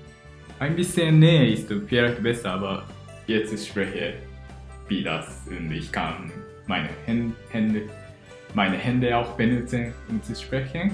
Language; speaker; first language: German; non-native, learner; Japanese